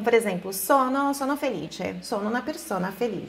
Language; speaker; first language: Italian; non-native, fluent; Portuguese